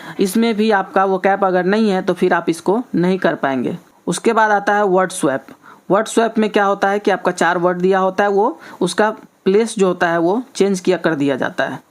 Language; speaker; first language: Hindi; native; Hindi